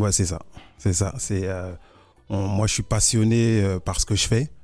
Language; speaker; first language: French; early bilingual, other home language; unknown